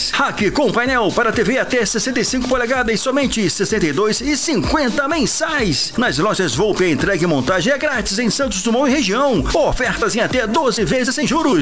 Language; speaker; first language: Portuguese; native; Portuguese